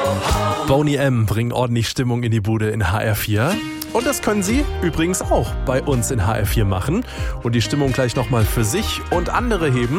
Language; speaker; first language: German; native; German